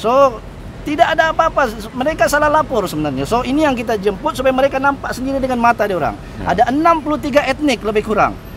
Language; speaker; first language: Malay; native; Malay